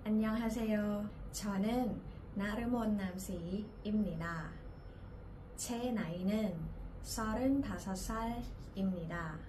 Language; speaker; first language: Korean; non-native, learner; Thai